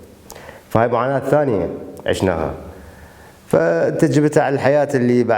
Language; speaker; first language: Arabic; native; Arabic